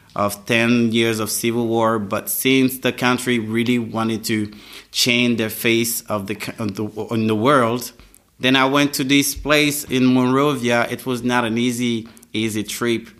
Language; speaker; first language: English; non-native, fluent; French